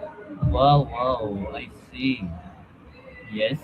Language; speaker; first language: English; non-native, learner; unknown